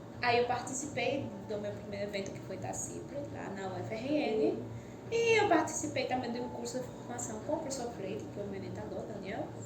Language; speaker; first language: Portuguese; non-native, fluent; Spanish